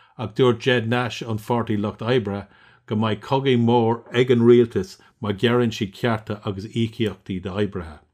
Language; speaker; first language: Irish; non-native, local second language; English